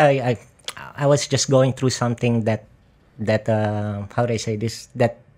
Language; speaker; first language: English; non-native, local second language; Filipino